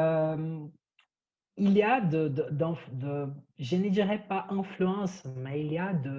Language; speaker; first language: French; non-native, fluent; Portuguese